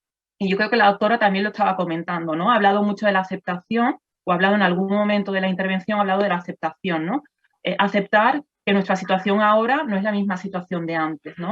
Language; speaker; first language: Spanish; native; Spanish